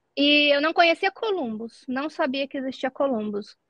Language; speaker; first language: Portuguese; native; Portuguese